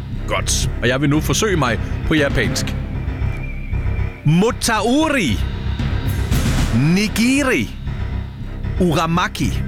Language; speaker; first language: Danish; native; Danish